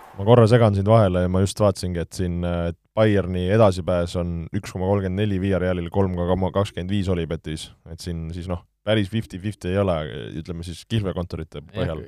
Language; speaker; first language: Estonian; native; Estonian